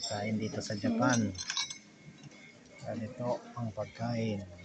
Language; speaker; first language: Japanese; non-native, learner; Malay